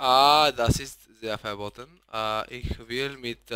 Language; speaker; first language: German; non-native, learner; Bulgarian